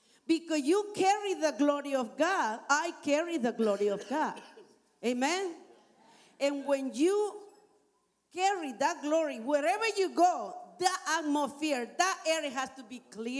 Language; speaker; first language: English; non-native, learner; Spanish